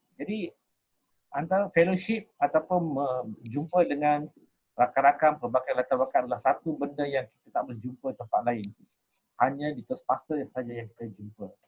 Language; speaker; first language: Malay; native; Malay